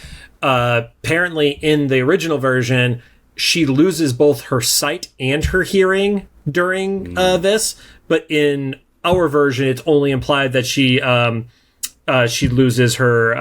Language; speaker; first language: English; native; English